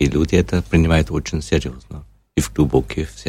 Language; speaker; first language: Russian; non-native, learner; German